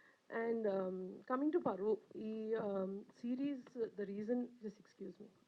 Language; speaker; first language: English; non-native, local second language; Telugu